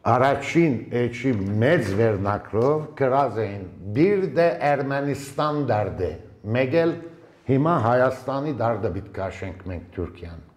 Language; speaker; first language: Armenian; early bilingual, heritage; Armenian